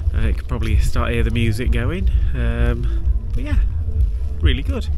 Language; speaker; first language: English; native; English